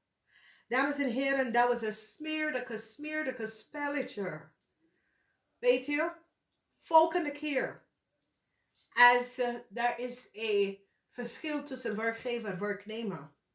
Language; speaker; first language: Dutch; non-native, fluent; English